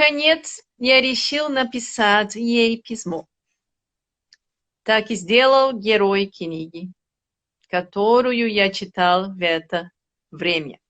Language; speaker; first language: Russian; non-native, learner; Portuguese